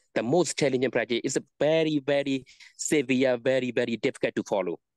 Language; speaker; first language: English; non-native, learner; Burmese